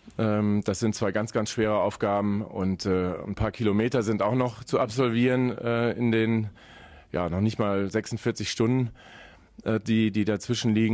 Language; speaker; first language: German; native; German